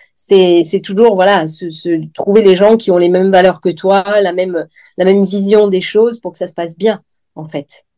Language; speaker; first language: French; native; French